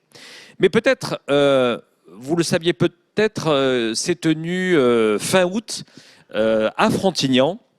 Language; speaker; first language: French; native; French